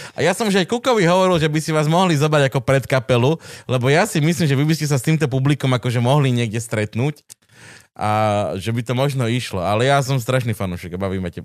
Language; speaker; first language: Slovak; native; Slovak